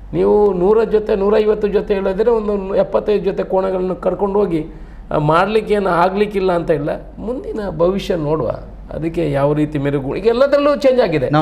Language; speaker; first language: Kannada; non-native, local second language; Tulu